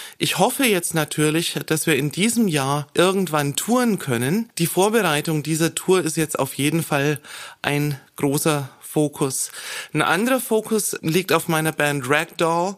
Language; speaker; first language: German; native; German